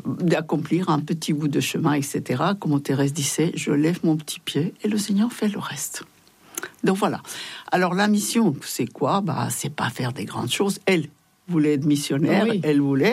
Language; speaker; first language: French; non-native, fluent; Spanish